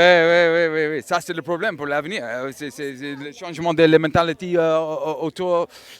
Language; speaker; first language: French; non-native, learner; English